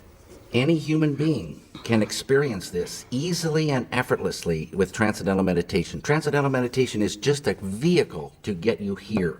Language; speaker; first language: English; native; English